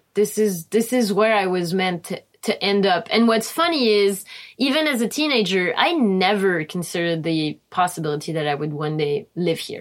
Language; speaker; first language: English; non-native, fluent; French